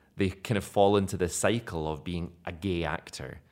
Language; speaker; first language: English; native; English